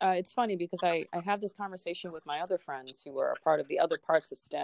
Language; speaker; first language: English; native; English